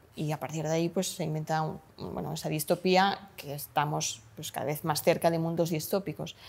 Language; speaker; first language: Spanish; non-native, local second language; Catalan